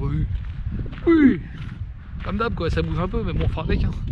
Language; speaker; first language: French; native; French